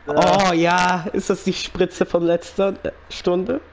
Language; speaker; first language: German; native; German